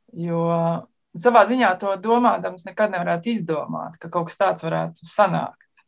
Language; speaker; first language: Latvian; native; Latvian